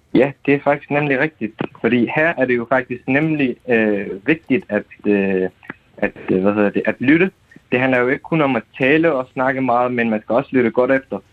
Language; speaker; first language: Danish; non-native, fluent; Kurdish